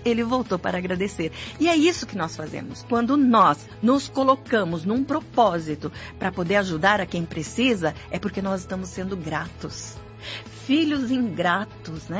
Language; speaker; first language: Portuguese; native; Portuguese